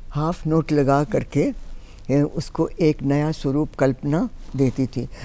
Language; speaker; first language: Hindi; native; Hindi